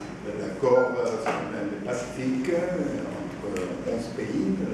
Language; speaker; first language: French; non-native, fluent; Spanish